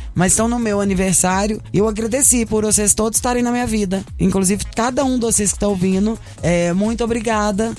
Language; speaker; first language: Portuguese; native; Portuguese